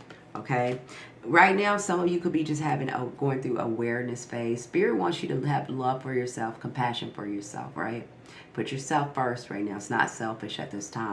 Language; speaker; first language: English; native; English